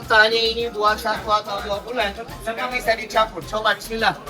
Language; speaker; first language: Indonesian; non-native, learner; Turkish